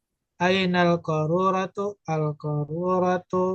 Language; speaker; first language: Arabic; non-native, learner; Indonesian